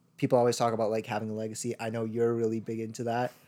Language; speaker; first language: English; early bilingual, other home language; Tamil